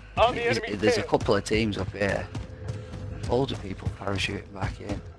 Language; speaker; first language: English; native; English